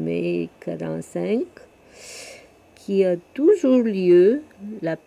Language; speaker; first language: French; non-native, local second language; Russian